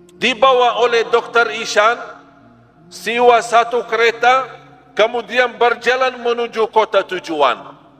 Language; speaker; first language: Malay; non-native, fluent; Arabic